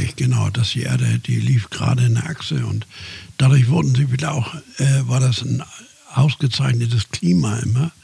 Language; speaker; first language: German; native; German